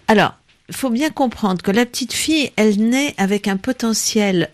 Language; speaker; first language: French; native; French